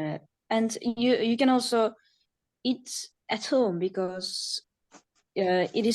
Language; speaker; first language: English; non-native, learner; Uzbek